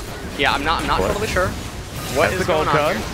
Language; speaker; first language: English; native; English